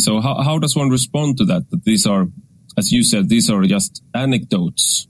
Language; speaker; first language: English; non-native, fluent; Swedish